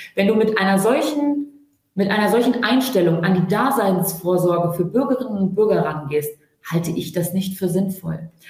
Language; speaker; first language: German; early bilingual, other home language; Turkish